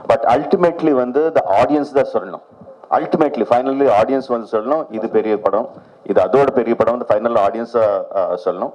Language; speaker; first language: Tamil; non-native, local second language; Telugu